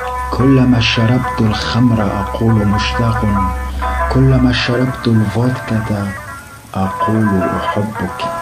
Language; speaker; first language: Arabic; non-native, local second language; Kurdish